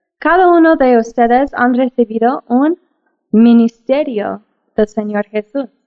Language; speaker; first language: Spanish; non-native, fluent; English